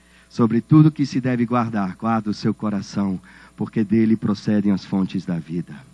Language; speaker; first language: Portuguese; non-native, fluent; German